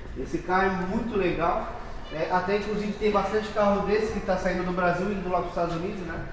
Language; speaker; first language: Portuguese; native; Portuguese